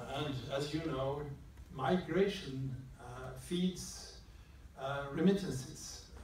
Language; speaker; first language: English; non-native, fluent; Swedish